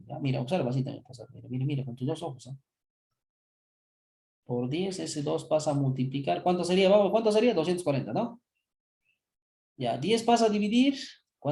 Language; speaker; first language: Spanish; native; Spanish